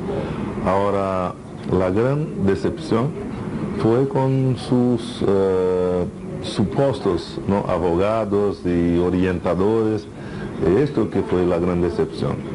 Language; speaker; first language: Spanish; non-native, fluent; Portuguese